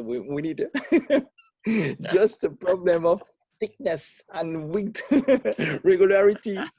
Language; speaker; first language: English; non-native, learner; French